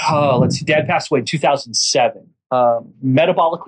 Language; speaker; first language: English; native; English